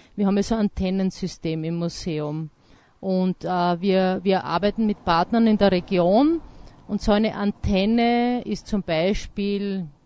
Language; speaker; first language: German; native; German